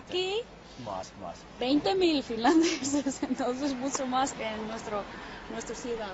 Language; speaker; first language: Spanish; non-native, fluent; Finnish